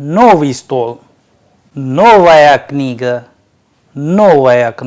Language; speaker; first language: Russian; non-native, fluent; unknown